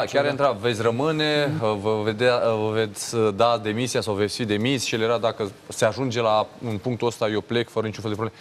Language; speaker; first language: Romanian; native; Romanian